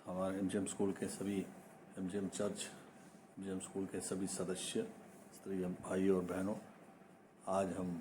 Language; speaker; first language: Hindi; non-native, local second language; Malayalam